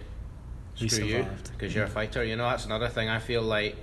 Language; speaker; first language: English; native; English